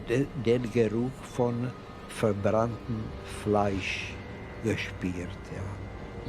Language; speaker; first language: German; non-native, fluent; Czech